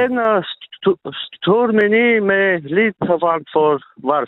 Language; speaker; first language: Norwegian; non-native, local second language; Northern Sami